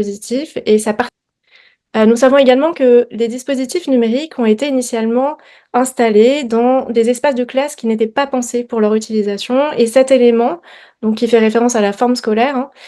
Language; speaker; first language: French; native; French